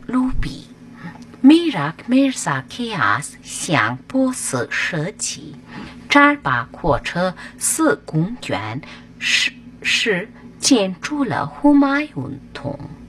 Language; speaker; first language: Chinese; non-native, learner; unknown